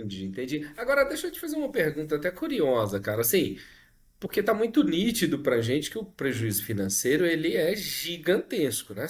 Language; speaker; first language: Portuguese; native; Portuguese